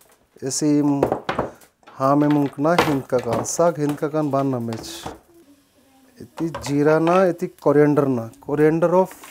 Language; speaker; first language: Armenian; non-native, learner; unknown